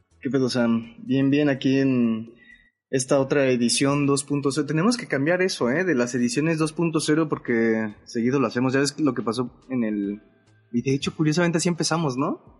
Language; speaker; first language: Spanish; native; Spanish